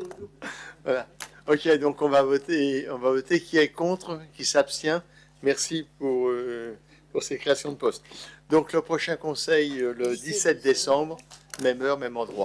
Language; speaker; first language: French; native; French